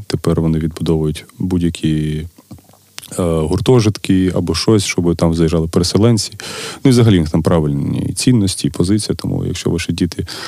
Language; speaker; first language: Ukrainian; non-native, local second language; Russian